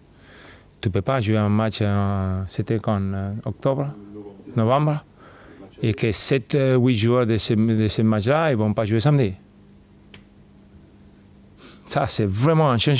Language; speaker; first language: French; non-native, fluent; Spanish